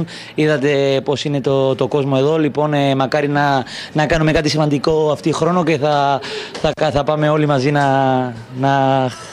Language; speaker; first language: Greek; non-native, learner; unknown